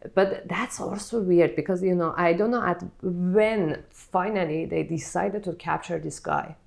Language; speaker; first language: English; non-native, fluent; Persian